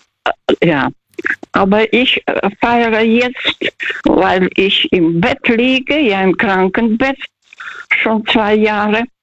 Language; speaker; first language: German; non-native, fluent; Russian